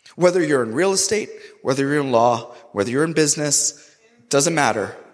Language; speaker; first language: English; non-native, local second language; Urdu